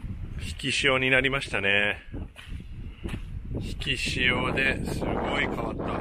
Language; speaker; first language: Japanese; non-native, fluent; English